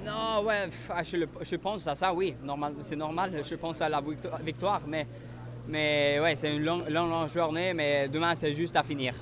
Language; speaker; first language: French; non-native, learner; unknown